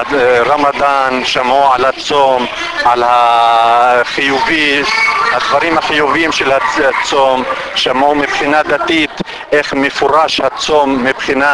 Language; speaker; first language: Hebrew; non-native, local second language; Arabic